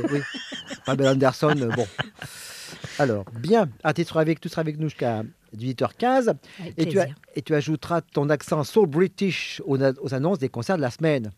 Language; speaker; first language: French; native; French